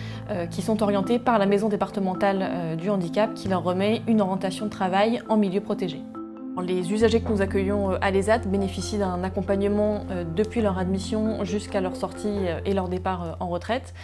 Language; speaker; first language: French; native; French